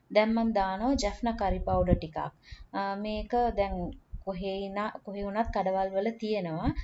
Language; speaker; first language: Sinhala; non-native, local second language; Tamil